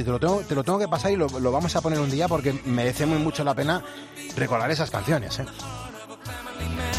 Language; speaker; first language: Spanish; native; Spanish